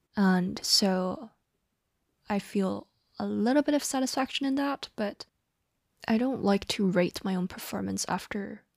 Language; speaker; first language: English; non-native, local second language; Cantonese